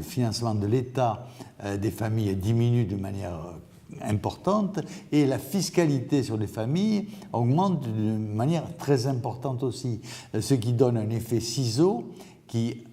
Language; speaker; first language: French; native; French